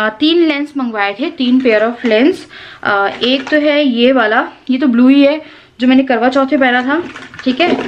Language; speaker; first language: Hindi; native; Hindi